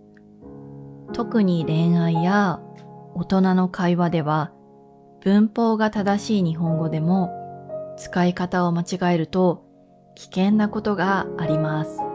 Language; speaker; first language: Japanese; native; Japanese